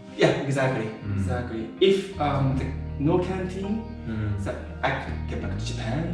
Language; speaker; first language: English; non-native, learner; Japanese